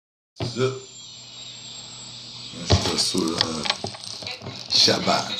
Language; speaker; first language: Swedish; non-native, fluent; Spanish